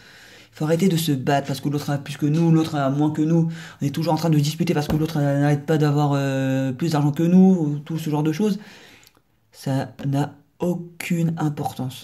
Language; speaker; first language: French; native; French